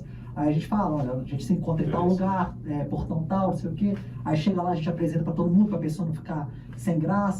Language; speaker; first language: Portuguese; native; Portuguese